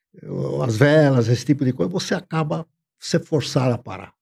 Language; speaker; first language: Portuguese; non-native, fluent; English